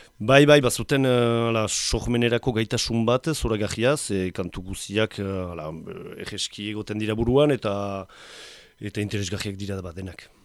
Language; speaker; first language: Basque; native; Basque